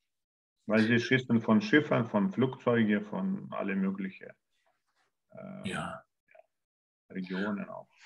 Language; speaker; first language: German; non-native, learner; Russian